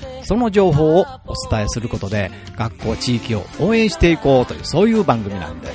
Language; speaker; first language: Japanese; native; Japanese